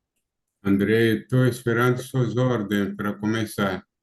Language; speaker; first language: Portuguese; non-native, fluent; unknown